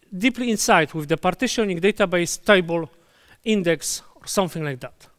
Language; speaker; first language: English; non-native, fluent; Polish